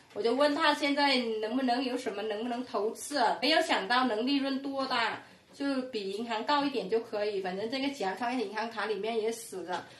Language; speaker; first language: Chinese; non-native, fluent; Vietnamese